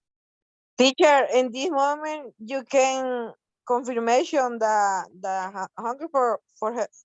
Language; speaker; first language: English; non-native, learner; Spanish